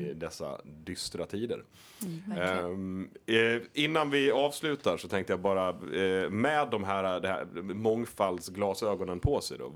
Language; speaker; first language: Swedish; native; Swedish